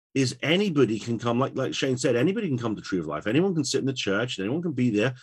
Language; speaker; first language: English; native; English